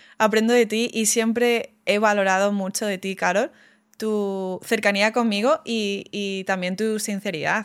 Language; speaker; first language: Spanish; non-native, fluent; English